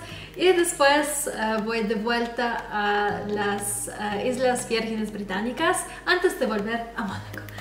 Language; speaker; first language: Spanish; non-native, fluent; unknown